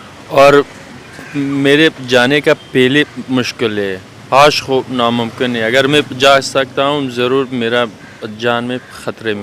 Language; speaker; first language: Hindi; non-native, learner; Persian